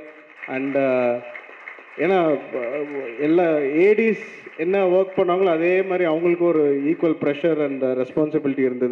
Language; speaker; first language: Tamil; native; Tamil